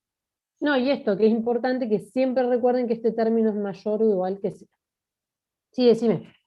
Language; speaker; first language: Spanish; native; Spanish